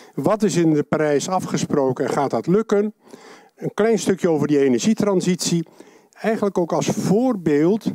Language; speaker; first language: Dutch; non-native, local second language; Western Frisian